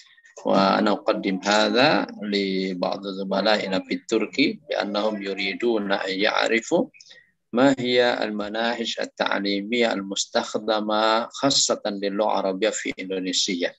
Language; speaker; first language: Arabic; non-native, fluent; Indonesian